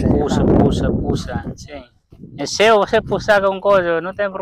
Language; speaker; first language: Portuguese; non-native, learner; Vietnamese